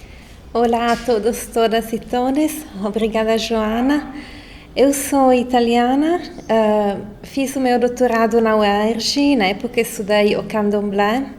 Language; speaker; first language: Portuguese; non-native, fluent; Italian